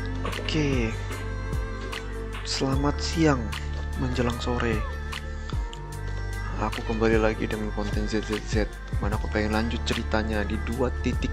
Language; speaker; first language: Indonesian; native; Indonesian